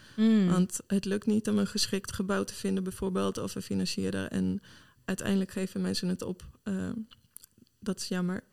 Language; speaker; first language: Dutch; non-native, fluent; Swedish